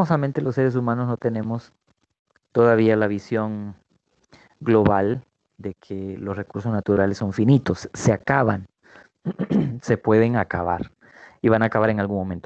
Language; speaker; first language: Spanish; native; Spanish